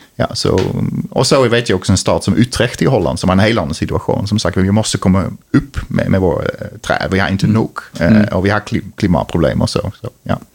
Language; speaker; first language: Swedish; non-native, fluent; Dutch